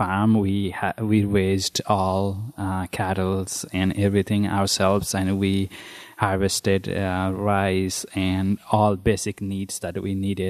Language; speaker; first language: English; non-native, fluent; Nepali